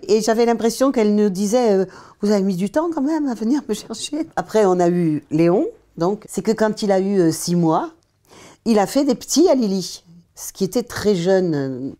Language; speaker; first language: French; native; French